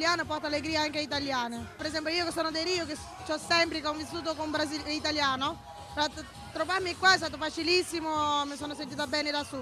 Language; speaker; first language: Italian; non-native, fluent; Portuguese